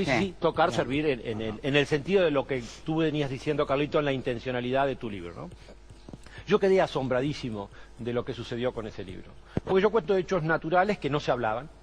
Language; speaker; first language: Spanish; native; Spanish